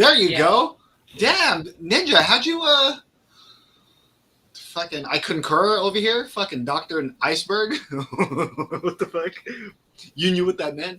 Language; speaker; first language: English; native; English